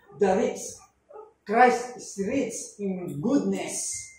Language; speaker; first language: English; non-native, local second language; Filipino